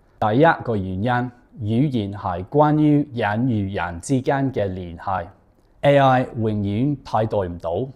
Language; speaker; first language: Cantonese; non-native, fluent; English